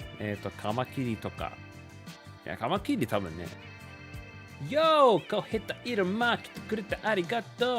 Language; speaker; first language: Japanese; non-native, learner; English